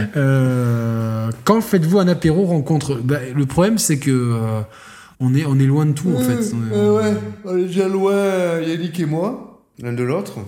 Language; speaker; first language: French; native; French